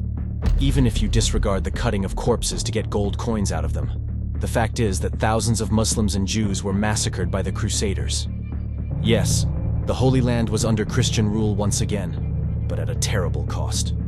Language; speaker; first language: English; native; English